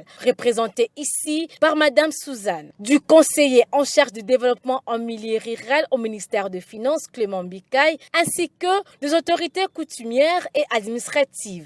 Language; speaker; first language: French; native; French